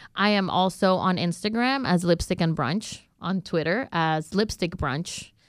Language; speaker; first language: English; non-native, fluent; Spanish